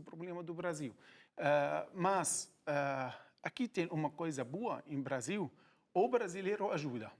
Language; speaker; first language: Portuguese; non-native, learner; Arabic